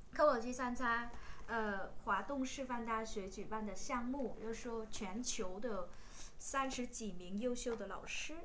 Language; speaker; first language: Chinese; non-native, fluent; Vietnamese